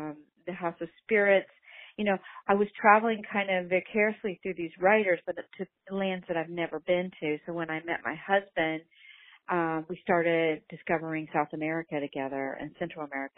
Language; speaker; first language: English; native; English